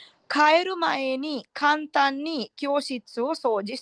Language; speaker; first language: Japanese; non-native, fluent; Sinhala